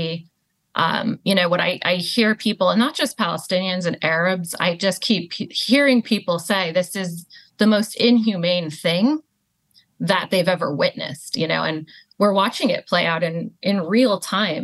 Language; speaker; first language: English; native; English